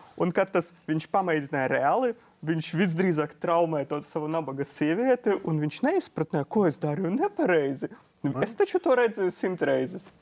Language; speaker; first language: Latvian; non-native, local second language; Russian